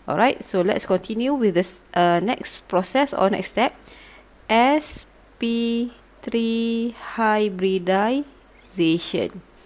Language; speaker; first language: English; non-native, local second language; Malay